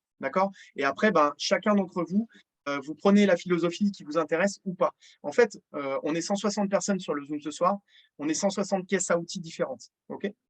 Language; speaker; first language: French; native; French